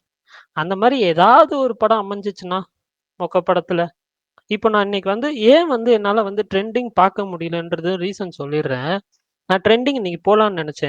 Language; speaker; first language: Tamil; native; Tamil